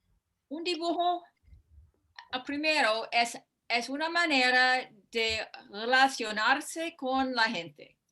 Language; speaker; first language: Spanish; non-native, fluent; English